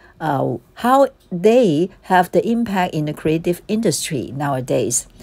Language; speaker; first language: English; non-native, local second language; Cantonese